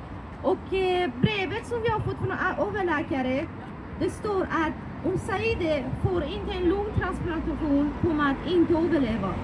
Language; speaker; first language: Swedish; non-native, fluent; Persian